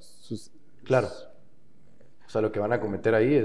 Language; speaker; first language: Spanish; native; Spanish